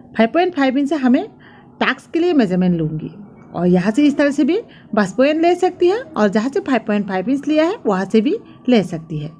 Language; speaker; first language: Hindi; non-native, local second language; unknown